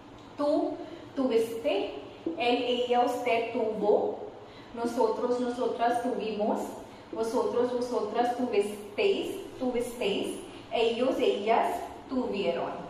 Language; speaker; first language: Spanish; non-native, fluent; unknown